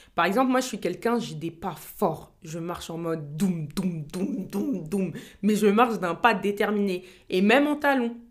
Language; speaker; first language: French; native; French